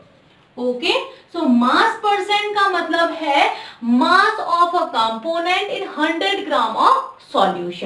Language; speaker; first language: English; non-native, local second language; Hindi